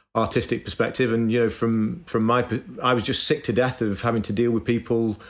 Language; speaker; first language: English; native; English